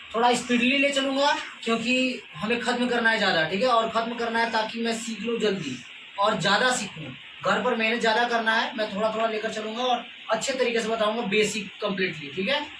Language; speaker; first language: Hindi; native; Hindi